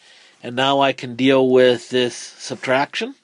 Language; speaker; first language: English; native; English